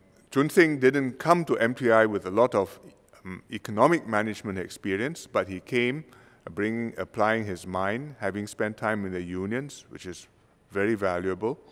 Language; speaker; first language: English; native; English